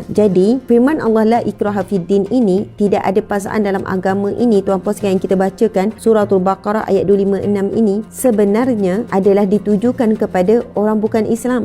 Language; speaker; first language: Malay; native; Malay